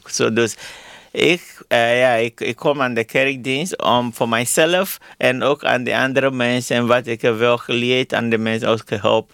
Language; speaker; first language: Dutch; non-native, fluent; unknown